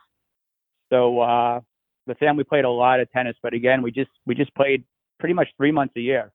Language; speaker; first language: English; native; English